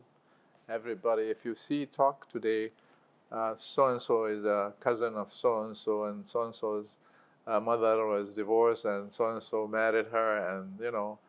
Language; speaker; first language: English; non-native, local second language; Arabic